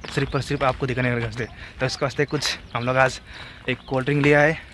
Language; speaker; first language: Hindi; non-native, local second language; Kannada